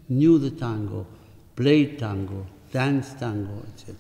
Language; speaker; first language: English; non-native, fluent; Spanish